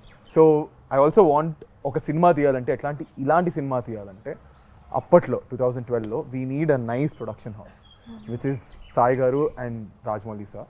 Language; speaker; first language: Telugu; native; Telugu